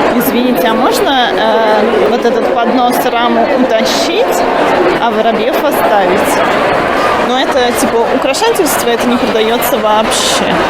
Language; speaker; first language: Russian; native; Russian